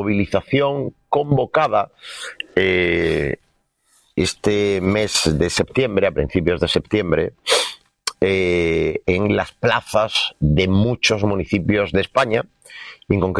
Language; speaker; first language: Spanish; native; Spanish